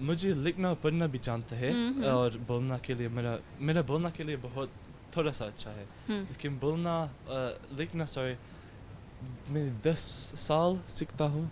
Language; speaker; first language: Hindi; early bilingual, heritage; Hindi